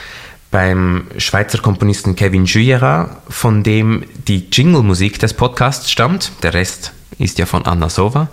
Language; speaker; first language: German; native; German